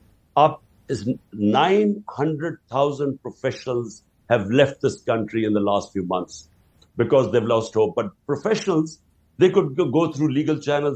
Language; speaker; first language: English; non-native, local second language; Urdu